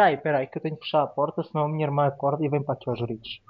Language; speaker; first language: Portuguese; native; Portuguese